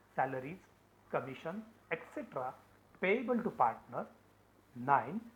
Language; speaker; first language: English; non-native, local second language; Marathi